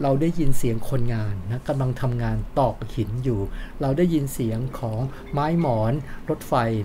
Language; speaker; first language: Thai; native; Thai